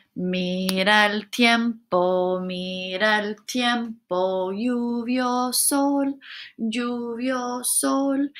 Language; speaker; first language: Spanish; non-native, fluent; English